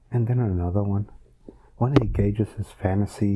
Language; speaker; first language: English; native; English